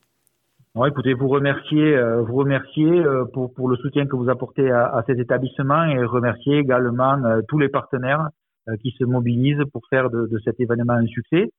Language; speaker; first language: French; native; French